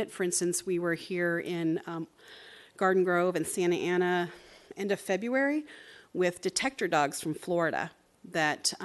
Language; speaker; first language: English; native; English